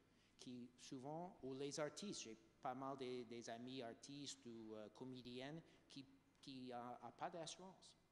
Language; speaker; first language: French; non-native, fluent; English